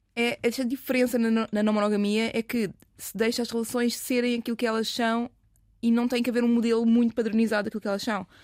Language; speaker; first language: Portuguese; native; Portuguese